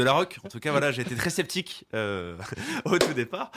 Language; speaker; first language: French; native; French